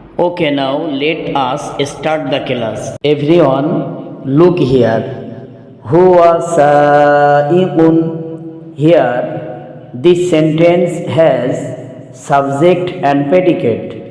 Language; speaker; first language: English; non-native, local second language; Bangla